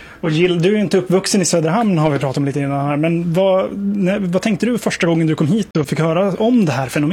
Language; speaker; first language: Swedish; native; Swedish